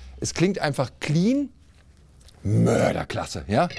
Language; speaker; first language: German; native; German